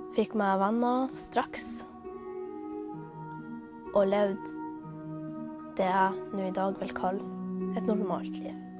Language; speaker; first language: Norwegian; early bilingual, other home language; Somali